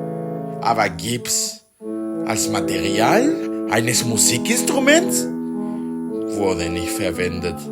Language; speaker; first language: German; non-native, fluent; Spanish